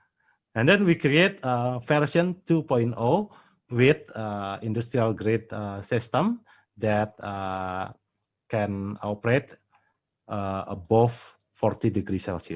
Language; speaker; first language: English; non-native, fluent; Indonesian